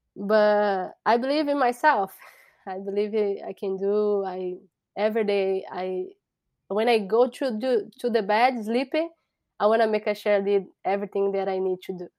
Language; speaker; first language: English; non-native, learner; Portuguese